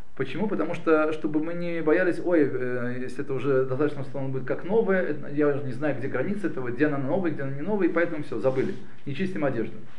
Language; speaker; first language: Russian; early bilingual, heritage; Russian